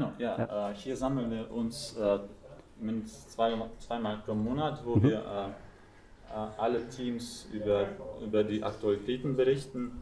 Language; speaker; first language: German; non-native, fluent; Latvian